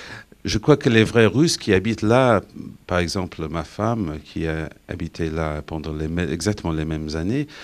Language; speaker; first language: French; non-native, fluent; English